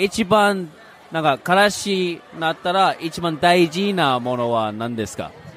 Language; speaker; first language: Japanese; non-native, learner; English